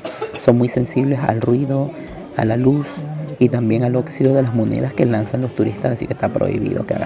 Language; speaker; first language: Spanish; native; Spanish